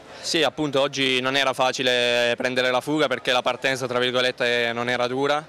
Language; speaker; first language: Italian; native; Italian